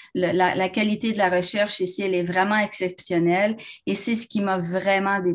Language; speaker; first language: French; native; French